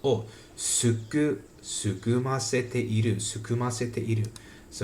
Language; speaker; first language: Japanese; non-native, learner; English